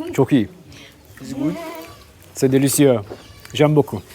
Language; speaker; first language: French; non-native, learner; Turkish